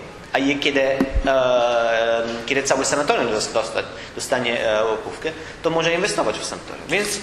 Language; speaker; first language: Polish; non-native, learner; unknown